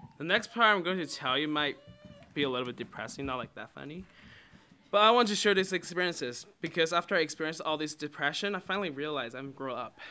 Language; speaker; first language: English; non-native, fluent; Chinese